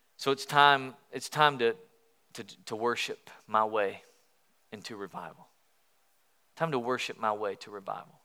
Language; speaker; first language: English; native; English